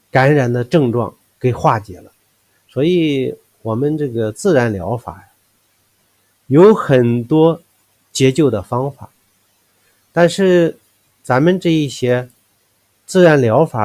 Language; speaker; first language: Chinese; native; Chinese